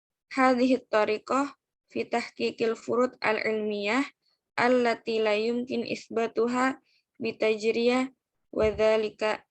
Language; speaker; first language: Arabic; non-native, learner; Indonesian